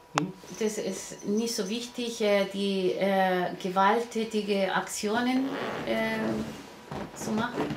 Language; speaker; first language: German; non-native, learner; Spanish